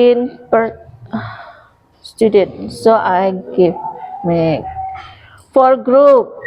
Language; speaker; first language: English; non-native, local second language; Indonesian